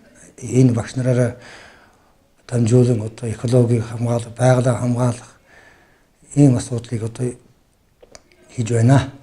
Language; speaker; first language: Mongolian; non-native, local second language; Kazakh